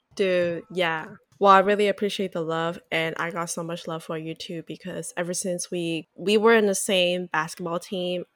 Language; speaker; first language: English; non-native, local second language; Cantonese